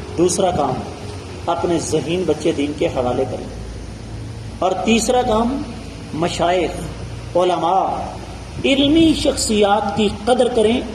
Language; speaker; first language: Urdu; non-native, local second language; Punjabi